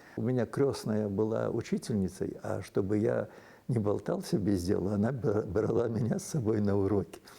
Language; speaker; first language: Russian; non-native, local second language; Belarusian